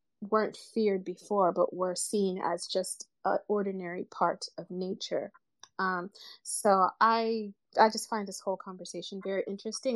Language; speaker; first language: English; non-native, local second language; Ganda